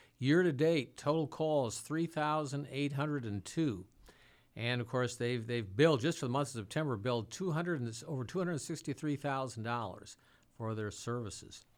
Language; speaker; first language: English; native; English